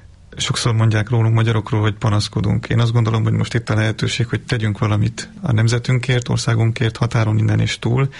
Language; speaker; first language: Hungarian; native; Hungarian